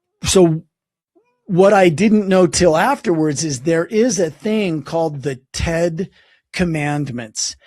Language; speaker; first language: English; native; English